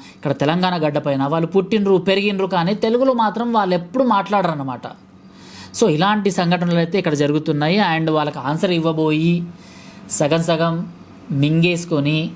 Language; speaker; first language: Telugu; native; Telugu